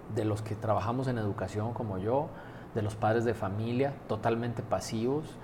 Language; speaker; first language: Spanish; native; Spanish